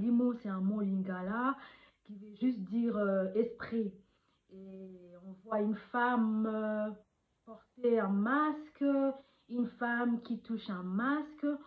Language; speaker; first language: French; non-native, local second language; Lingala